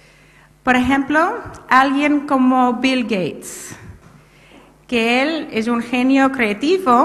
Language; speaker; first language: Spanish; non-native, fluent; English